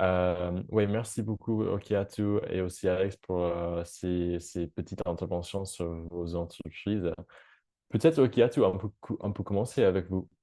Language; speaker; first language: French; non-native, fluent; English